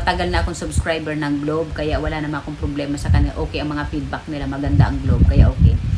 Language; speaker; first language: Filipino; non-native, local second language; Bikol